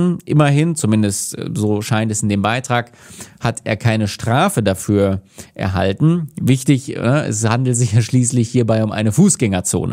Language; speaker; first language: German; native; German